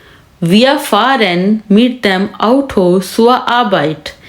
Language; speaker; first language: German; non-native, fluent; Urdu